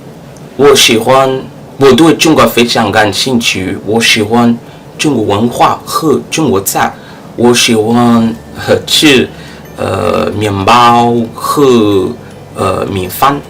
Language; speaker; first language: Chinese; non-native, learner; French